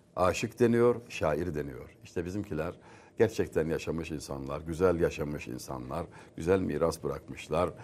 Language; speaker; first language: Turkish; native; Turkish